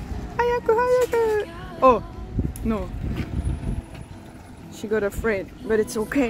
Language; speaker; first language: English; non-native, fluent; French